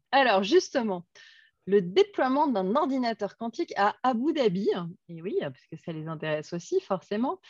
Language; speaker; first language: French; native; French